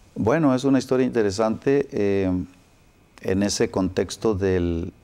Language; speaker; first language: Spanish; native; Spanish